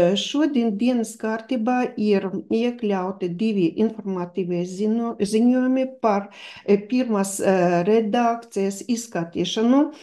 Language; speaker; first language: Latvian; non-native, local second language; Russian